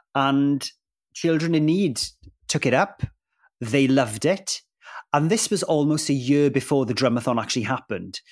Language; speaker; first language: English; non-native, local second language; Welsh